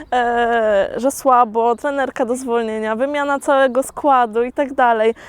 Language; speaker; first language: Polish; early bilingual, heritage; Polish